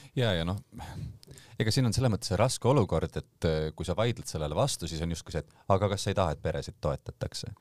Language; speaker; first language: Estonian; native; Estonian